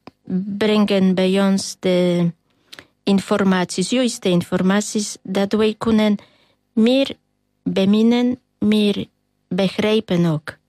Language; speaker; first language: Dutch; non-native, fluent; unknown